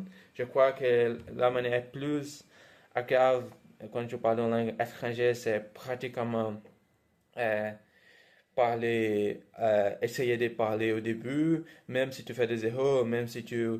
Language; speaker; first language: French; non-native, fluent; Portuguese